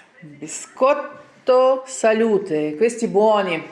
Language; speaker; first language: Italian; non-native, learner; Ukrainian